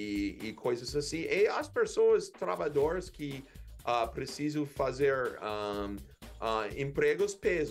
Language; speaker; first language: Portuguese; non-native, learner; English